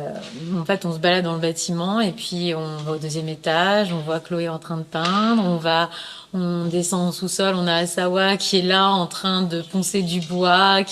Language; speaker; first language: French; native; French